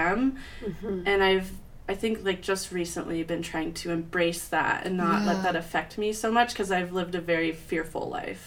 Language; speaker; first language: English; native; English